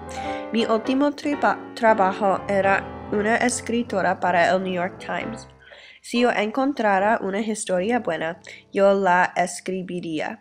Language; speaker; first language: Spanish; non-native, learner; English